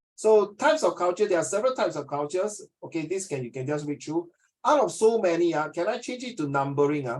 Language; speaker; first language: English; non-native, local second language; Chinese